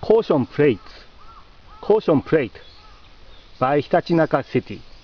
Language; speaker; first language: English; non-native, learner; Japanese